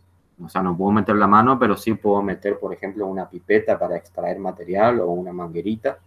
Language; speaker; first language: Spanish; native; Spanish